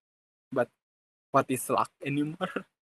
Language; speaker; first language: English; non-native, fluent; Indonesian